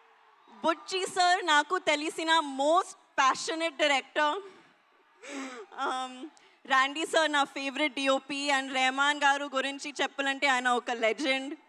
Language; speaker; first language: Telugu; non-native, learner; Hindi